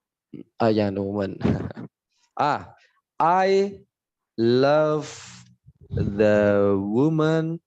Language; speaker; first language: English; non-native, learner; Indonesian